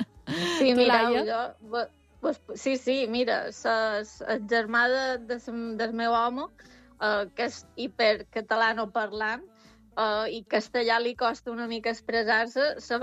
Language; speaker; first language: Catalan; native; Catalan